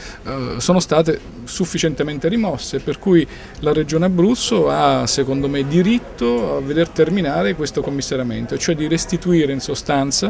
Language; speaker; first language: Italian; native; Italian